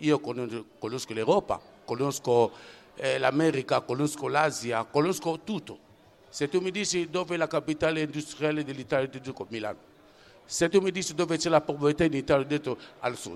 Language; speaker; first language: Italian; non-native, fluent; French